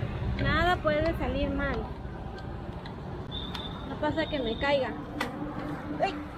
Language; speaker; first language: Spanish; native; Spanish